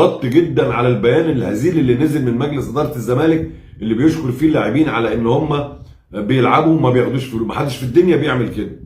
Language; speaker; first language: Arabic; native; Arabic